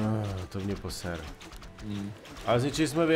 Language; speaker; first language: Czech; native; Czech